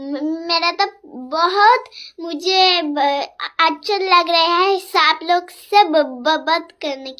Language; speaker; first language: Hindi; non-native, local second language; Bangla